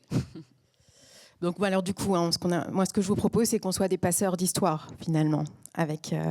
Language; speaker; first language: French; native; French